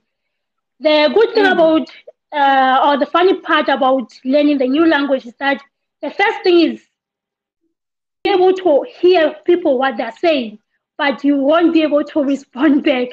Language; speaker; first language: English; non-native, local second language; Southern Sotho